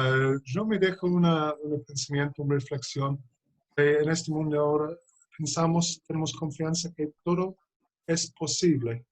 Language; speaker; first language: Spanish; non-native, fluent; English